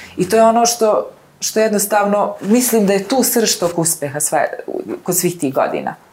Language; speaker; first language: Bosnian; native; Bosnian